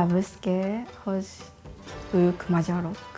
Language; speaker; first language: Hungarian; non-native, learner; Japanese